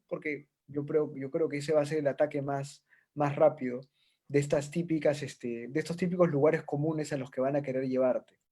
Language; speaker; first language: Spanish; native; Spanish